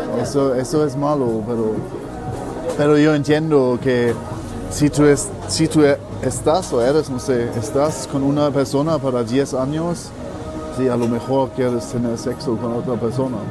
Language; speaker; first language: Spanish; non-native, learner; German